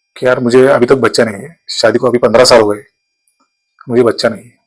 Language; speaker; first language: Hindi; non-native, local second language; Marathi